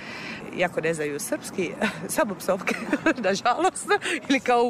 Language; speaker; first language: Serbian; non-native, fluent; Italian